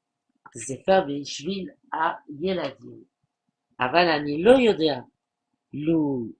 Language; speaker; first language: Hebrew; non-native, learner; French